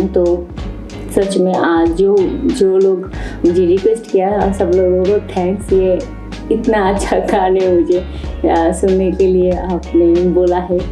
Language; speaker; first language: Hindi; non-native, fluent; Bangla